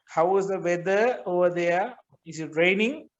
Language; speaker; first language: English; non-native, local second language; Sinhala